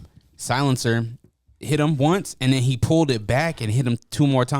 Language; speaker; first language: English; native; English